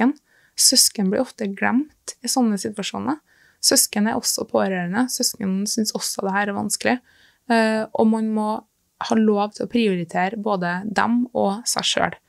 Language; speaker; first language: Norwegian; native; Norwegian